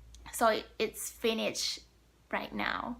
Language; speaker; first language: English; non-native, learner; Thai